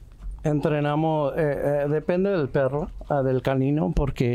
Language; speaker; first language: Spanish; early bilingual, heritage; Spanish